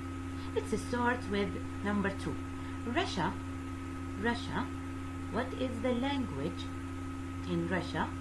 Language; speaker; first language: English; non-native, fluent; Arabic